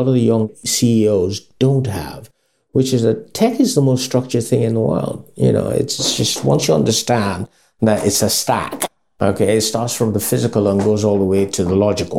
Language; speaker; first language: English; non-native, local second language; Yoruba